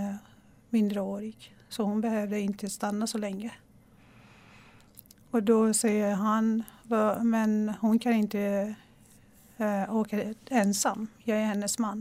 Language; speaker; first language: Swedish; non-native, local second language; Persian